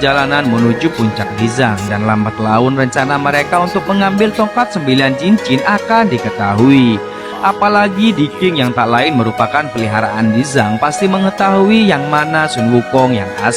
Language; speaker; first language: Indonesian; native; Indonesian